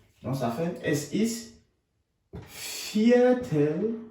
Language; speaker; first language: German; non-native, fluent; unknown